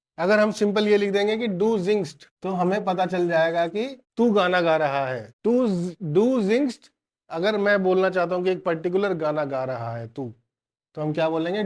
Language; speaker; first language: Hindi; native; Hindi